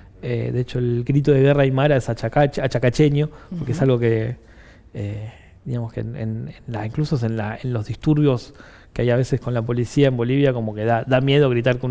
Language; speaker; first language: Spanish; native; Spanish